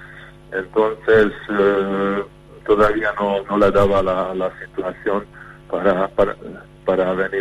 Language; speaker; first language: Spanish; non-native, fluent; Hungarian